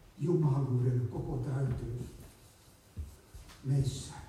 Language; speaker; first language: Finnish; native; Finnish